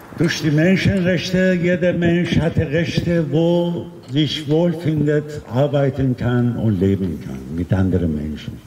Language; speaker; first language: German; non-native, fluent; Persian